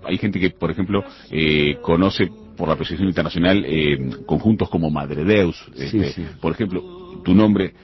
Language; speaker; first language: Spanish; native; Spanish